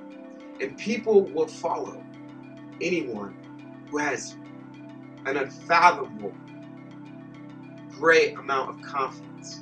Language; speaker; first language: English; native; English